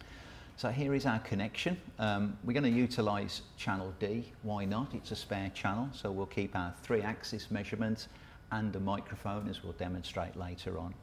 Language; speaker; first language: English; native; English